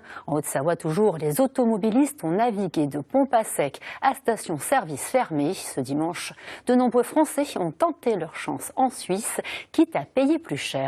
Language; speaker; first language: French; native; French